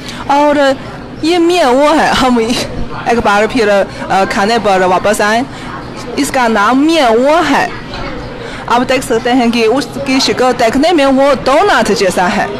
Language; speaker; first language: Hindi; non-native, fluent; Chinese